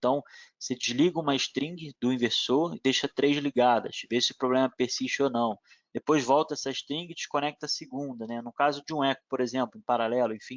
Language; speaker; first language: Portuguese; native; Portuguese